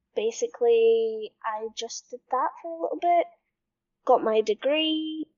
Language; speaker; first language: English; native; English